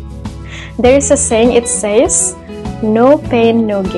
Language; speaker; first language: English; non-native, fluent; Indonesian